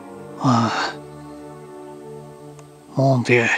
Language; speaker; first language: French; non-native, learner; English